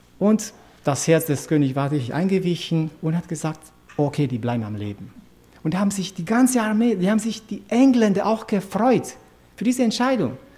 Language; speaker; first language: German; non-native, fluent; Romanian